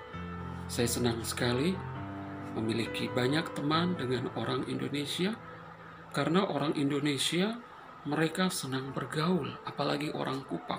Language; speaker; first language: Indonesian; non-native, fluent; Persian